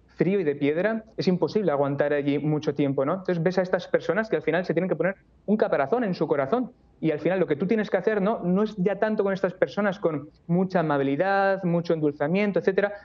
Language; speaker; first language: Spanish; native; Spanish